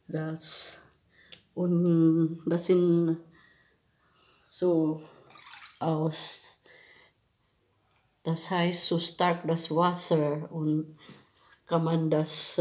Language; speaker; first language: German; non-native, learner; Filipino